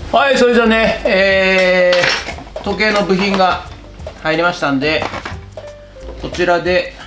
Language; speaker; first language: Japanese; native; Japanese